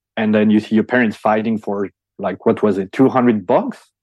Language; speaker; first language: English; non-native, fluent; French